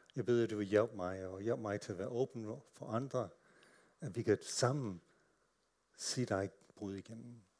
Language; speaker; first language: Danish; non-native, fluent; English